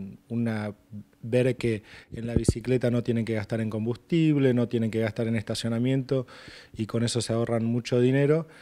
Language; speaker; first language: Spanish; native; Spanish